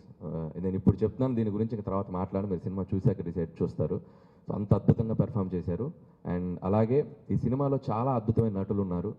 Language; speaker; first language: Telugu; native; Telugu